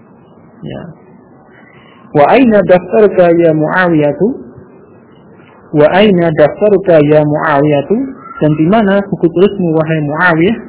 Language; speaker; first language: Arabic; non-native, fluent; Indonesian